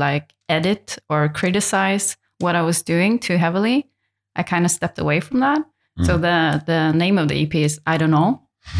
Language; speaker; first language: English; non-native, fluent; Norwegian